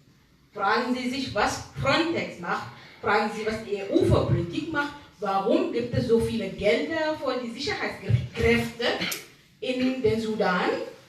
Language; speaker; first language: German; non-native, fluent; Arabic